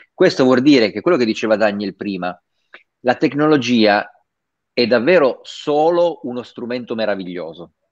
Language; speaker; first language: Italian; native; Italian